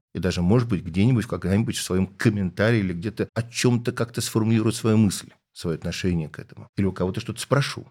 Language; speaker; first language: Russian; native; Russian